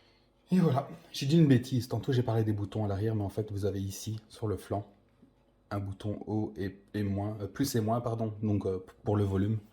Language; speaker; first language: French; native; French